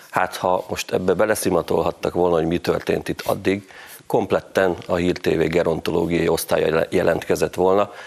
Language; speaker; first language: Hungarian; native; Hungarian